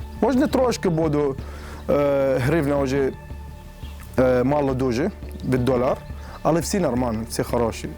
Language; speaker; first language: Ukrainian; non-native, learner; Arabic